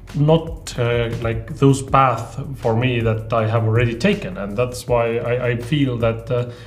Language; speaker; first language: English; non-native, fluent; Estonian